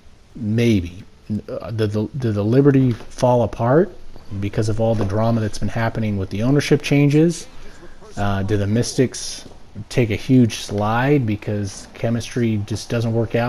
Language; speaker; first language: English; native; English